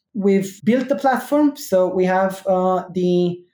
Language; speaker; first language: English; non-native, fluent; Romanian